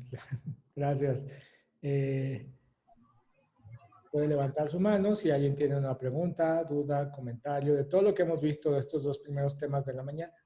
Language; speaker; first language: Spanish; native; Spanish